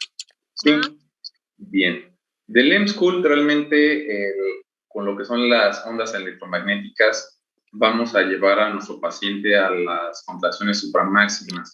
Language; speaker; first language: Spanish; native; Spanish